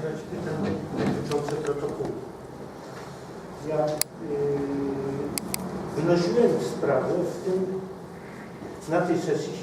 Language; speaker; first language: Polish; native; Polish